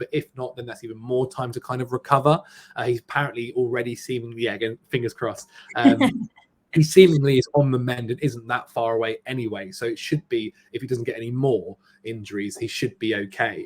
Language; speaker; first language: English; native; English